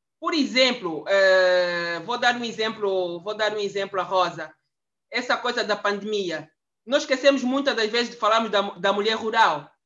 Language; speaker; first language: Portuguese; native; Portuguese